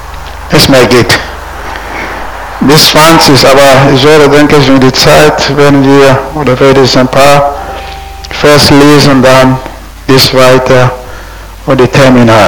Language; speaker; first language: German; non-native, fluent; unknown